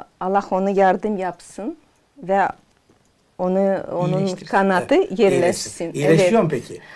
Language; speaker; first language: Turkish; non-native, learner; Azerbaijani